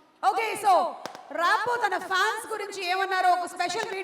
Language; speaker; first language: Telugu; native; Telugu